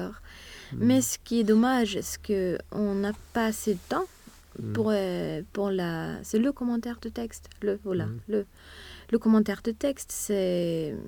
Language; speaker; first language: French; non-native, fluent; Swedish